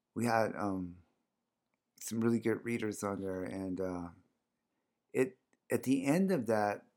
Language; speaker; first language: English; early bilingual, other home language; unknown